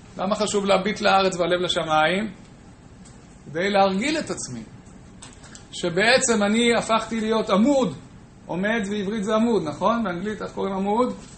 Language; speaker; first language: Hebrew; native; Hebrew